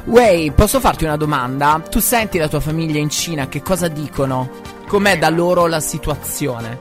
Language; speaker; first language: Italian; native; Italian